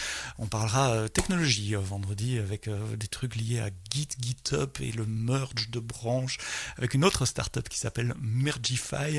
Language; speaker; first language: French; native; French